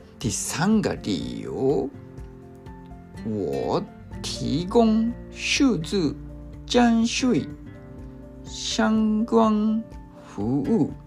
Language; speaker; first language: Chinese; non-native, fluent; Japanese